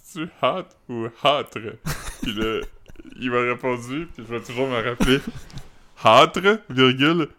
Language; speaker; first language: French; native; French